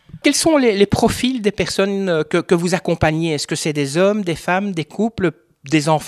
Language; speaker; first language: French; native; French